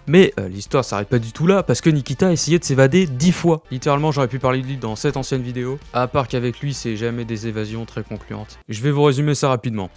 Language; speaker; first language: French; native; French